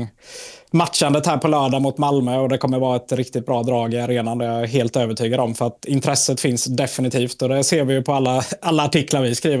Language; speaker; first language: Swedish; native; Swedish